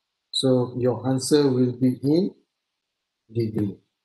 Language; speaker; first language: English; non-native, local second language; Malay